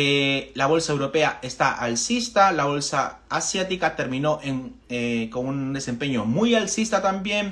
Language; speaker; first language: Spanish; native; Spanish